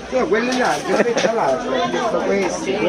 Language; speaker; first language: Italian; native; Italian